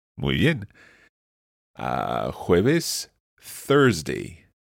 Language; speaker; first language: Spanish; native; Spanish